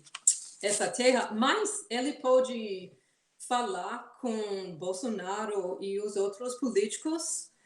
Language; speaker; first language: Portuguese; non-native, fluent; English